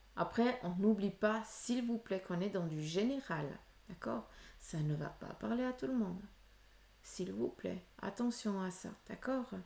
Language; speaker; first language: French; early bilingual, other home language; Portuguese